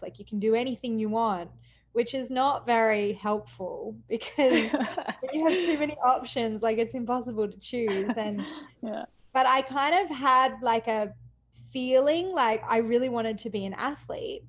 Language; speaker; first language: English; native; English